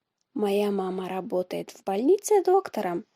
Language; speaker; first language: Russian; non-native, fluent; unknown